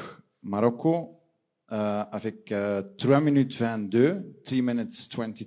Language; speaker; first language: French; non-native, fluent; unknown